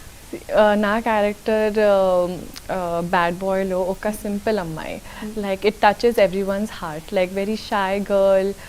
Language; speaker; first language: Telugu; non-native, local second language; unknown